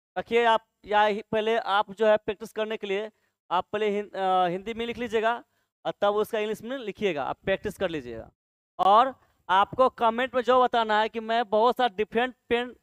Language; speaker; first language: Hindi; native; Hindi